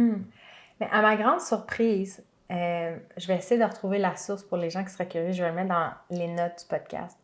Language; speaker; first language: French; native; French